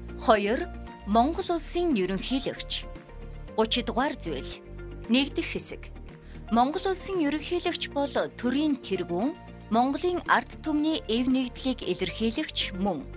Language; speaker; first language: Mongolian; native; Mongolian